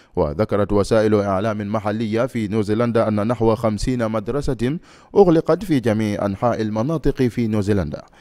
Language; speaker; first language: Arabic; non-native, fluent; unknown